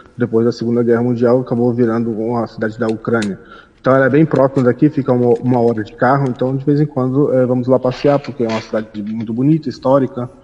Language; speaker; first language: Portuguese; native; Portuguese